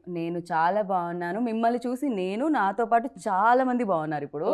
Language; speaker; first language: Telugu; native; Telugu